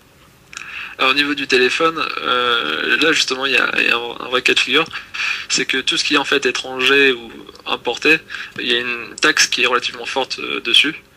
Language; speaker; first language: French; native; French